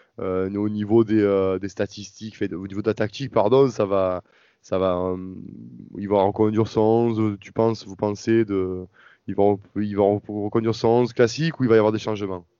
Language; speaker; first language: French; native; French